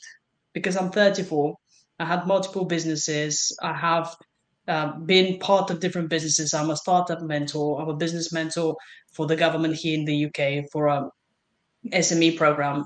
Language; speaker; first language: English; non-native, fluent; Bulgarian